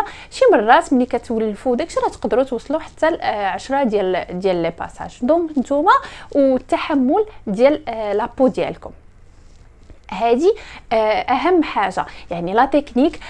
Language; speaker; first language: Arabic; native; Arabic